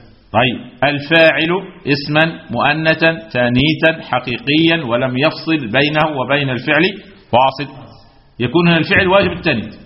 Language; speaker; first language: Arabic; native; Arabic